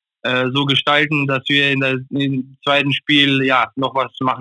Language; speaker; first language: German; non-native, fluent; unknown